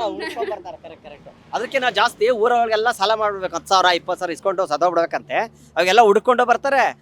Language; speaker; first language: Kannada; native; Kannada